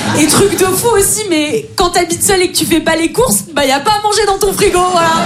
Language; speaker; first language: French; native; French